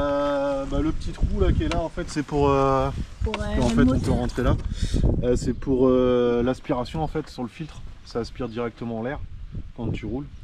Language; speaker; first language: French; native; French